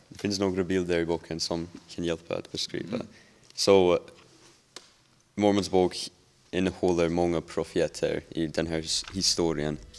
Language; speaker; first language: Swedish; non-native, learner; English